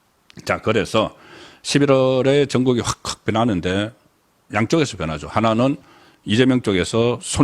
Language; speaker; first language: Korean; native; Korean